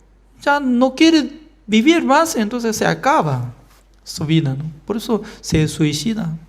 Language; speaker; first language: Spanish; non-native, fluent; Korean